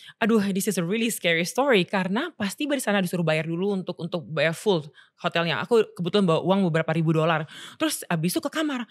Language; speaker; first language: Indonesian; native; Indonesian